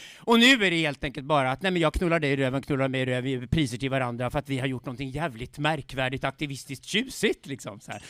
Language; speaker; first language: Swedish; native; Swedish